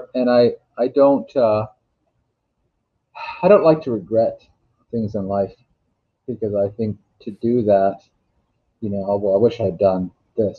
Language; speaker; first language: English; native; English